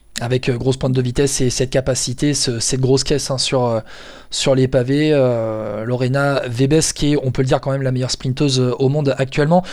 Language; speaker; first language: French; native; French